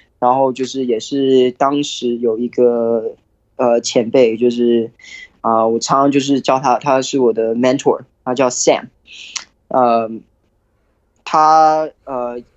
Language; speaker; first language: Chinese; early bilingual, heritage; Chinese